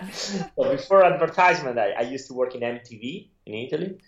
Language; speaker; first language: English; non-native, fluent; Italian